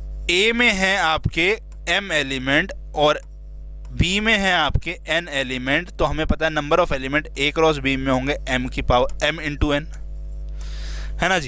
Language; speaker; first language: Hindi; native; Hindi